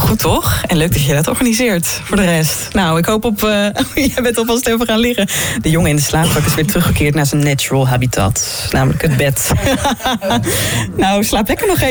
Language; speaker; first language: Dutch; native; Dutch